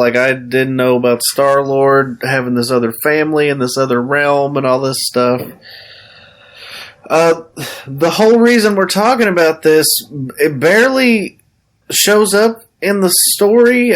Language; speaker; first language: English; native; English